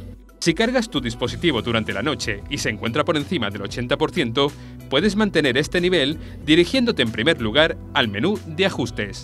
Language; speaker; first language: Spanish; native; Spanish